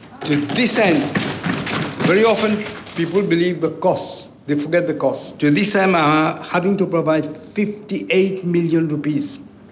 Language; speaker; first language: English; non-native, local second language; Morisyen